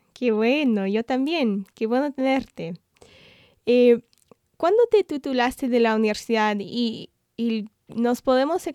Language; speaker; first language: Spanish; non-native, fluent; English